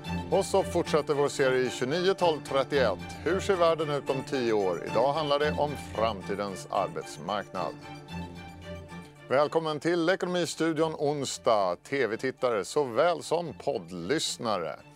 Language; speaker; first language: Swedish; native; Swedish